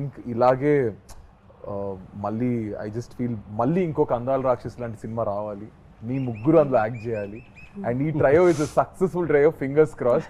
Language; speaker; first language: Telugu; native; Telugu